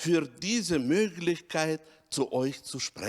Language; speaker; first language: German; non-native, fluent; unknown